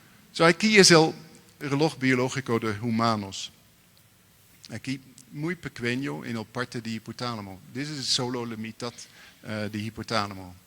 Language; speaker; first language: Spanish; non-native, learner; Dutch